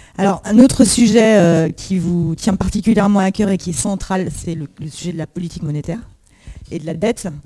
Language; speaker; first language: French; native; French